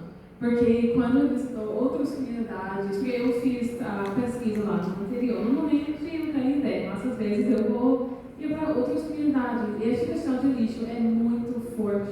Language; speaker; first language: Portuguese; non-native, learner; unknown